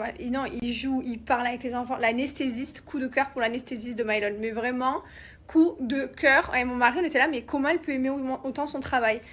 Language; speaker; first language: French; native; French